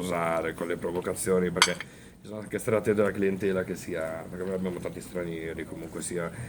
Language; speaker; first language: Italian; native; Italian